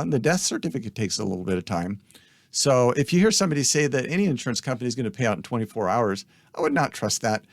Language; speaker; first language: English; native; English